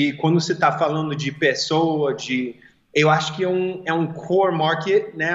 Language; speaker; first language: Portuguese; early bilingual, heritage; English